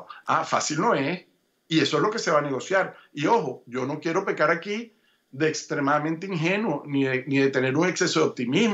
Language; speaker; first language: Spanish; native; Spanish